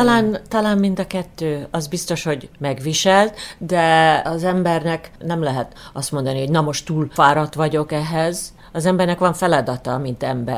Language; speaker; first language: Hungarian; early bilingual, heritage; Hungarian